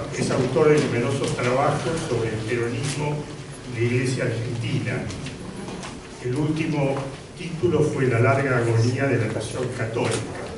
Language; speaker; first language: Spanish; native; Spanish